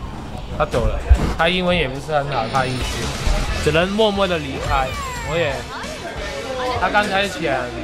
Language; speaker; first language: Chinese; native; Chinese